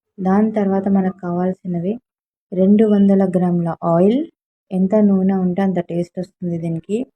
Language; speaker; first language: Telugu; non-native, local second language; Urdu